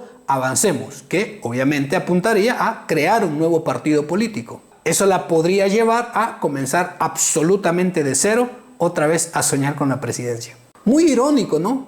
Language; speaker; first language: Spanish; native; Spanish